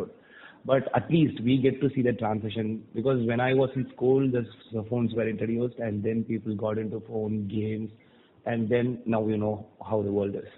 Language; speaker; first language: English; non-native, local second language; Tamil